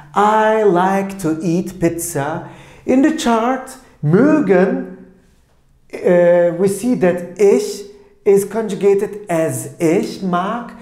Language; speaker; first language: English; non-native, fluent; Turkish